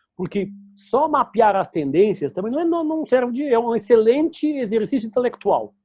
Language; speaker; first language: Portuguese; native; Portuguese